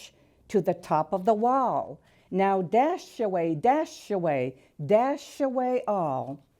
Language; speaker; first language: English; native; English